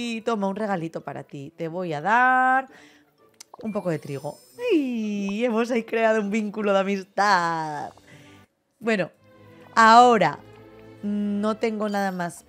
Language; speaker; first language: Spanish; native; Spanish